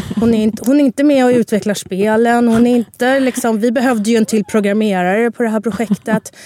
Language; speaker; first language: Swedish; early bilingual, other home language; Spanish